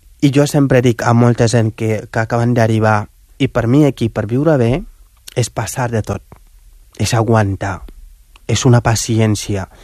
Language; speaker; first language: Catalan; non-native, fluent; Wolof